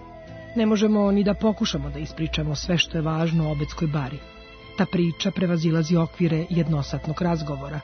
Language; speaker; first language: Serbian; native; Serbian